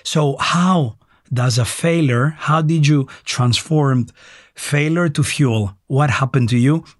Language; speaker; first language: English; non-native, fluent; Greek